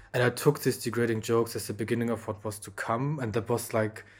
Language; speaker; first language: English; non-native, fluent; German